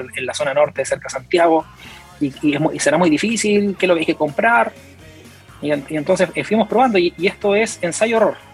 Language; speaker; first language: Spanish; native; Spanish